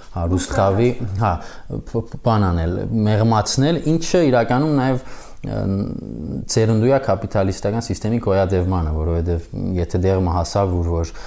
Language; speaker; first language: Armenian; native; Armenian